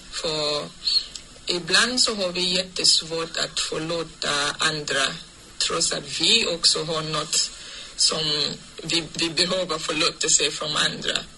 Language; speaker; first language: Swedish; non-native, fluent; English